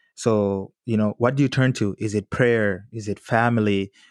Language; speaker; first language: English; non-native, local second language; Swahili